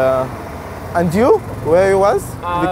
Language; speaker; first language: English; non-native, learner; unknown